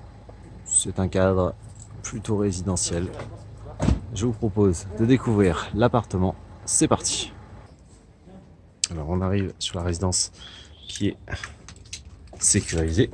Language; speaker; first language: French; native; French